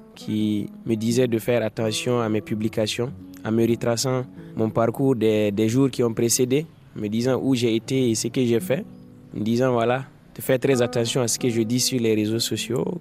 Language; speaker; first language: French; non-native, local second language; Fula